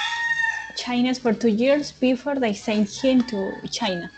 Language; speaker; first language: English; non-native, learner; Spanish